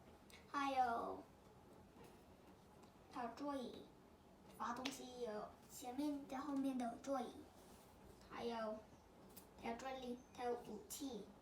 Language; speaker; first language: Chinese; early bilingual, heritage; Chinese